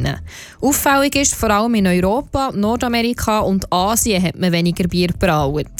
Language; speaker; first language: German; native; German